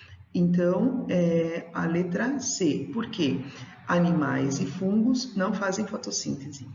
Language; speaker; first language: Portuguese; native; Portuguese